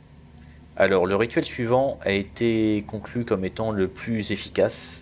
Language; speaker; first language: French; native; French